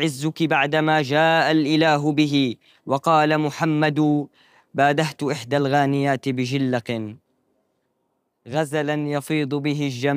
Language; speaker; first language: Arabic; native; Arabic